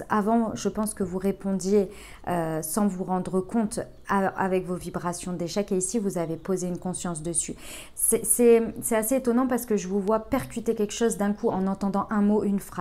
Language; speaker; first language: French; native; French